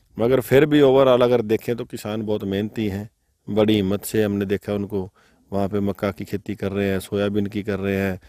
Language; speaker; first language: Hindi; non-native, local second language; Punjabi